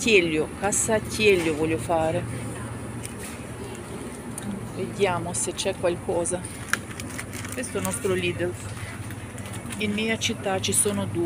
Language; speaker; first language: Italian; non-native, fluent; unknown